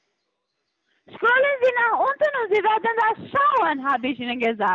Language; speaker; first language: German; non-native, fluent; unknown